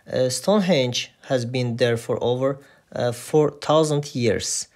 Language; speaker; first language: English; non-native, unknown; Azerbaijani